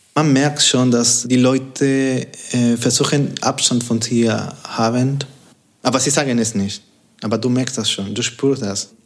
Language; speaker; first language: German; non-native, fluent; Spanish